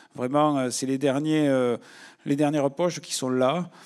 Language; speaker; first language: French; native; French